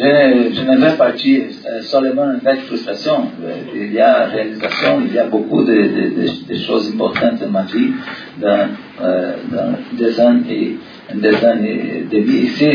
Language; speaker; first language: French; non-native, learner; Portuguese